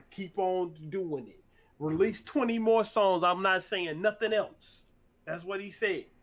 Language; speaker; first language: English; native; English